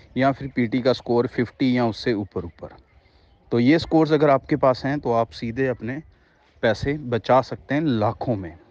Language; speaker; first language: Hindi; non-native, local second language; Punjabi